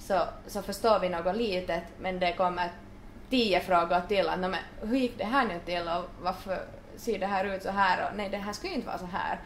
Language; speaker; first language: Swedish; non-native, local second language; Finnish